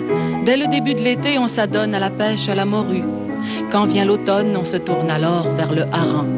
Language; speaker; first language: French; native; French